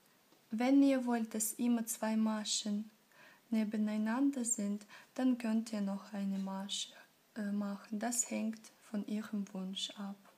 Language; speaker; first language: German; non-native, fluent; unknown